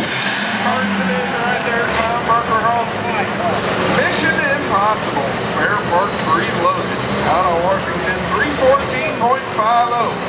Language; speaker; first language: English; native; English